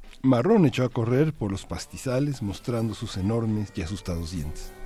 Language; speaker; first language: Spanish; native; Spanish